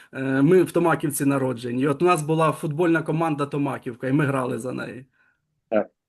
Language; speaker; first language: Ukrainian; native; Ukrainian